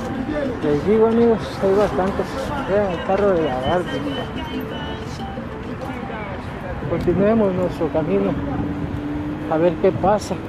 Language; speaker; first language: Spanish; native; Spanish